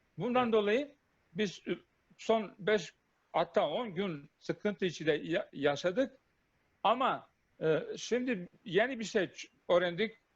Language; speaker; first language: Turkish; non-native, fluent; Bosnian